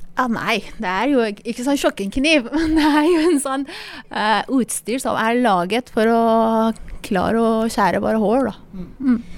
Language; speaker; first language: Norwegian; non-native, fluent; Persian